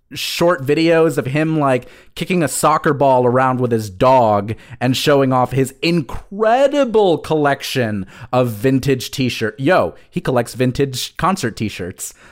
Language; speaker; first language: English; early bilingual, other home language; Spanish